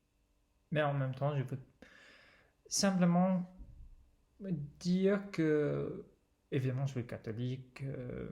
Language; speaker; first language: French; non-native, fluent; English